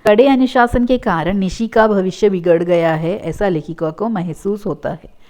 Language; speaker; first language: Hindi; non-native, local second language; Malayalam